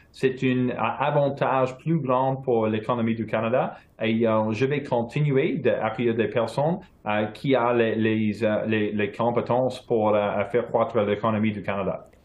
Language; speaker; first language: French; non-native, local second language; English